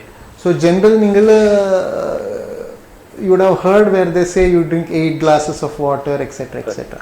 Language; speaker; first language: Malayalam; non-native, learner; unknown